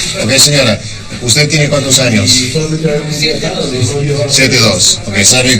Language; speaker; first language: Spanish; non-native, learner; English